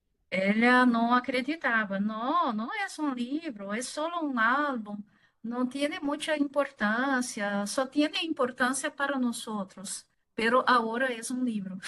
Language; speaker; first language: Spanish; non-native, fluent; Portuguese